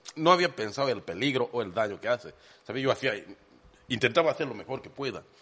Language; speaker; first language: Spanish; non-native, fluent; Swahili